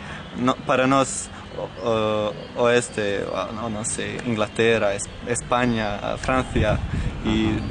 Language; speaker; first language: Portuguese; non-native, learner; Croatian